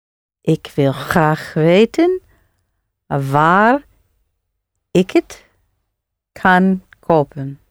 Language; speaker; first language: Dutch; non-native, learner; English